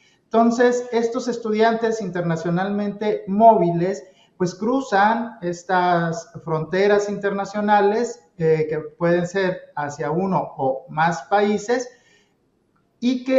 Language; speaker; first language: Spanish; native; Spanish